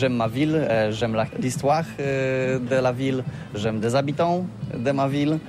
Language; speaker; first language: French; non-native, learner; Polish